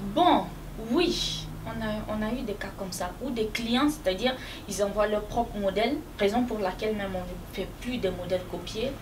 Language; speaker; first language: French; non-native, local second language; Fula